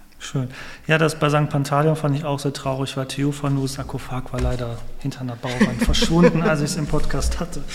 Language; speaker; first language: German; native; German